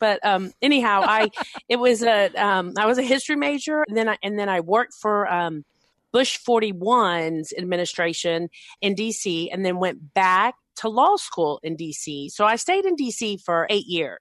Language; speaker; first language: English; native; English